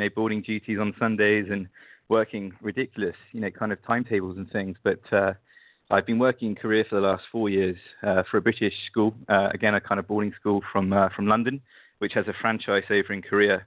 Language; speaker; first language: English; native; English